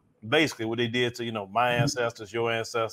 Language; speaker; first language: English; native; English